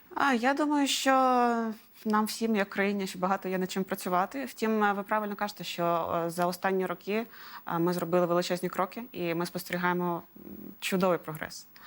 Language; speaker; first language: Ukrainian; non-native, local second language; Russian